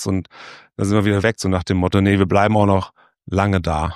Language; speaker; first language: German; native; German